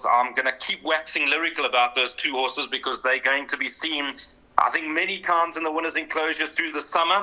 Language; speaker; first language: English; native; English